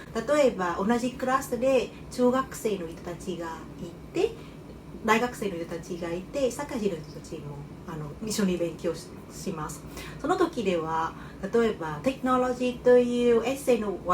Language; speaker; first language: Japanese; non-native, fluent; Vietnamese